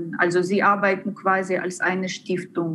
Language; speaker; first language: German; non-native, fluent; Ukrainian